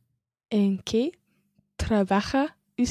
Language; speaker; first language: Spanish; non-native, learner; English